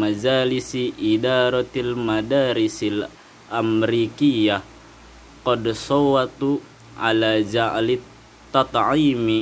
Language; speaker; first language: Arabic; non-native, learner; Indonesian